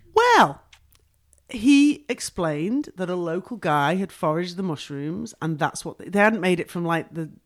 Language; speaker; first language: English; native; English